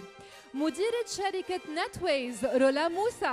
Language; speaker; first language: Arabic; native; Arabic